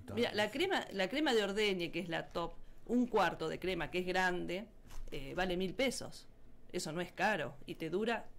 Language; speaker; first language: Spanish; native; Spanish